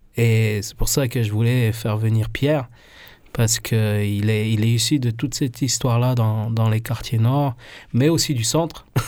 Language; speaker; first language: French; non-native, fluent; Spanish